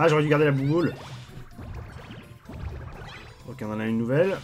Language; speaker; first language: French; native; French